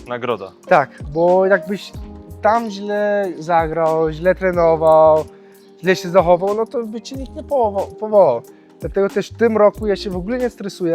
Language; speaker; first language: Polish; early bilingual, heritage; Polish